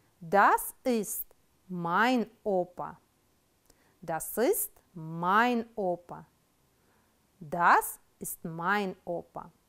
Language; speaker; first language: German; non-native, fluent; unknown